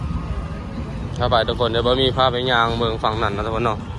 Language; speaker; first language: Thai; non-native, local second language; Northeastern Thai